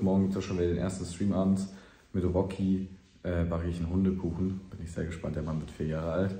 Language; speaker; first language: German; native; German